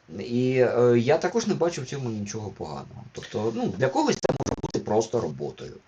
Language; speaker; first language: Ukrainian; non-native, local second language; Russian